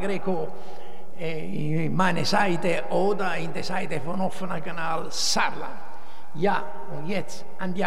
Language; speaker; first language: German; non-native, learner; Italian